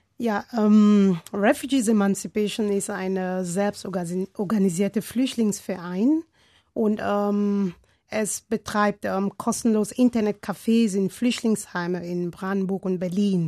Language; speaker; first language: German; non-native, learner; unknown